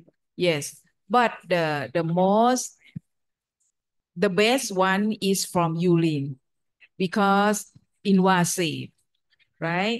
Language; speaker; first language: English; non-native, fluent; Thai